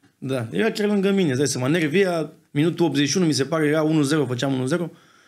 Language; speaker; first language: Romanian; native; Romanian